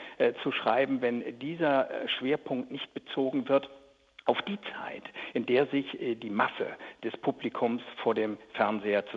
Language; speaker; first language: German; native; German